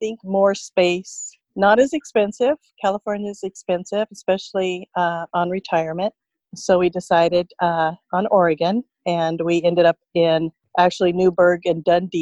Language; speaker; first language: English; native; English